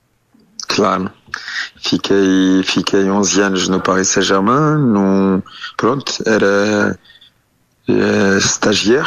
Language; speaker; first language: Portuguese; early bilingual, heritage; French